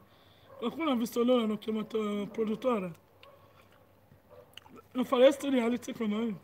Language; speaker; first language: Italian; non-native, learner; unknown